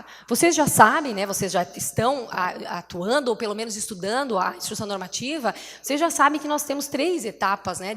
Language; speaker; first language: Portuguese; native; Portuguese